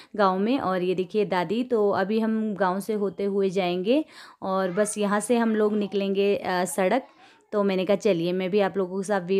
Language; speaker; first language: Hindi; non-native, local second language; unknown